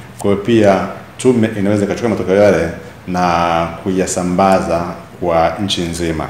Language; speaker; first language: Swahili; native; Swahili